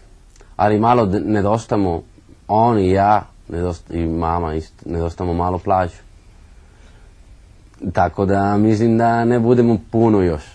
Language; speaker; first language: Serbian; non-native, learner; Spanish